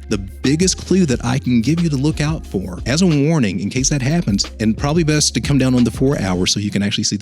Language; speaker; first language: English; native; English